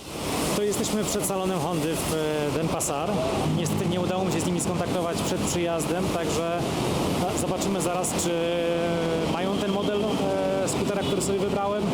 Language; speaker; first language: Polish; native; Polish